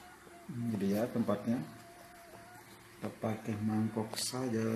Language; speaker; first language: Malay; non-native, local second language; Sundanese